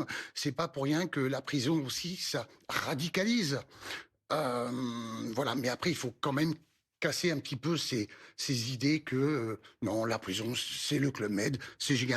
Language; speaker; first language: French; native; French